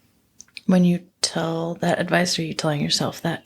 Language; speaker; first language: English; native; English